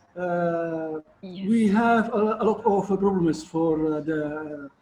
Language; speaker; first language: English; non-native, learner; Arabic